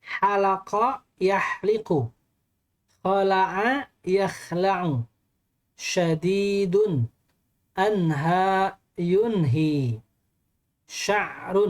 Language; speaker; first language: Arabic; non-native, fluent; Indonesian